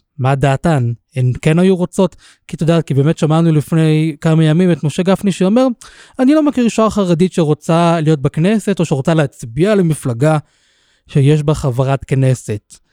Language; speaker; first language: Hebrew; native; Hebrew